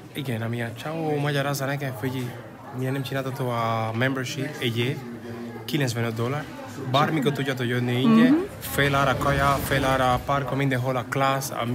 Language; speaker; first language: Hungarian; non-native, learner; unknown